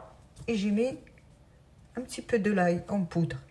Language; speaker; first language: French; non-native, local second language; Arabic